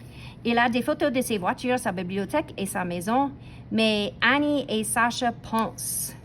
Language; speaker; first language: French; non-native, fluent; English